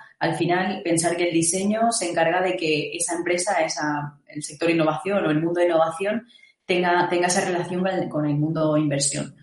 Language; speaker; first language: Spanish; native; Spanish